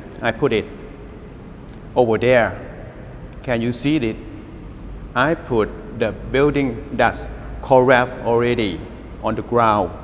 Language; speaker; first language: English; non-native, learner; Thai